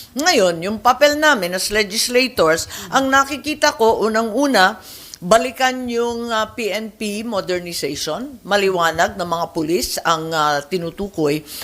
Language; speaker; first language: Filipino; native; Filipino